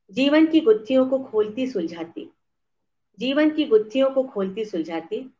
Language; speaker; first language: Hindi; native; Hindi